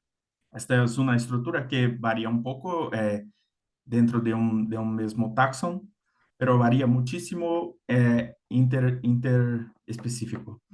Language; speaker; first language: Spanish; non-native, fluent; Portuguese